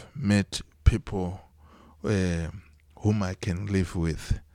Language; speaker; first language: English; non-native, local second language; Shona